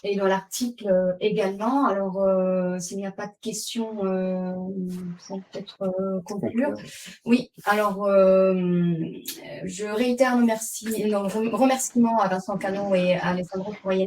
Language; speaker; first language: French; native; French